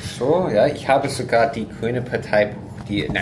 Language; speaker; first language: German; non-native, fluent; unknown